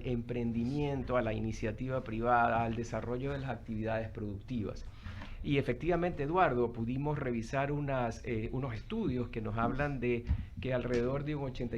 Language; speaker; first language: Spanish; native; Spanish